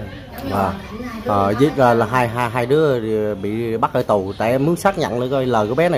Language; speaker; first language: Vietnamese; native; Vietnamese